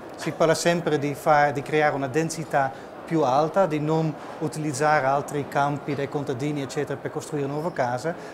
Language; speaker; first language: Italian; non-native, fluent; Dutch